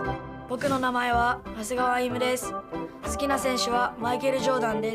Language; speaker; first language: Japanese; native; Japanese